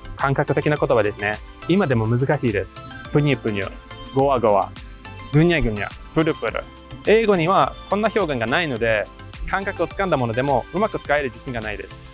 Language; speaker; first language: Japanese; non-native, fluent; English